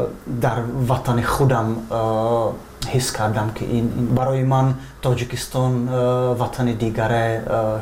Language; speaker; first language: Persian; non-native, fluent; Czech